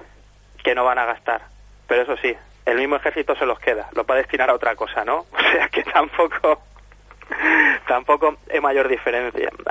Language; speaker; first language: Spanish; native; Spanish